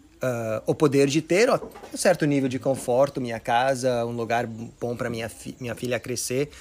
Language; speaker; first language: Portuguese; early bilingual, other home language; Arabic